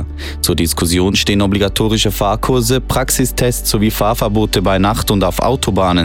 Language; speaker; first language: German; native; German